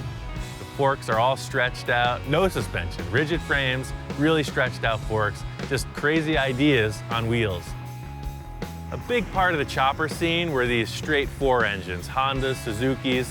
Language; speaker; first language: English; native; English